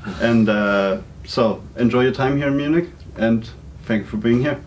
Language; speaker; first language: English; non-native, fluent; German